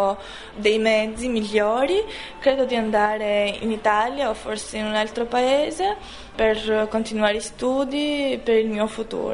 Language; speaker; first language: Italian; non-native, learner; Albanian